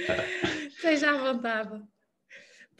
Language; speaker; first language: Portuguese; native; Portuguese